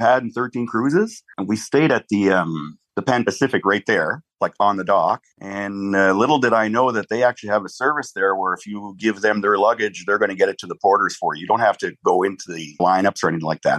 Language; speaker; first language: English; native; English